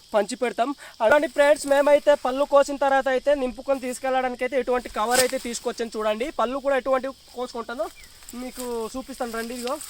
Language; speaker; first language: Telugu; non-native, local second language; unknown